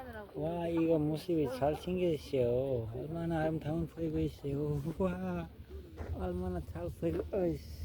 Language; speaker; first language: Korean; non-native, learner; Nepali